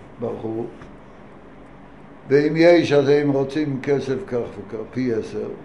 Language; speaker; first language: Hebrew; non-native, fluent; Yiddish